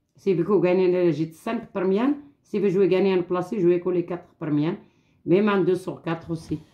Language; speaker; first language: French; non-native, local second language; Arabic